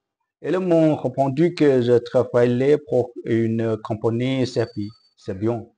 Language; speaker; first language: French; non-native, learner; Chinese